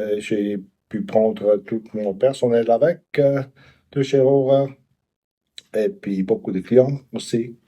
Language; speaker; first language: French; non-native, local second language; Swiss German